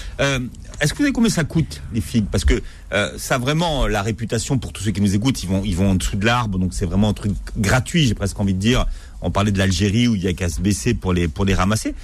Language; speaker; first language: French; native; French